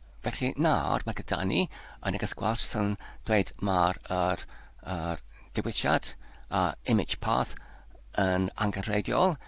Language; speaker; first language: Welsh; non-native, learner; Polish